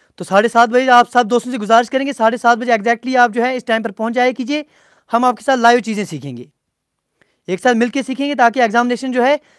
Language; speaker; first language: Hindi; non-native, local second language; Punjabi